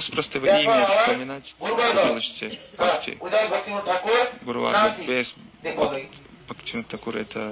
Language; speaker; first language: Russian; non-native, learner; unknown